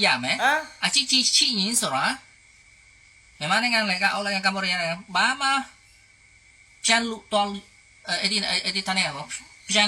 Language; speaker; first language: Burmese; non-native, learner; Khmer